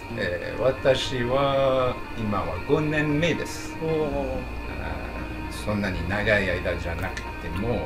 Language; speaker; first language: Japanese; non-native, learner; French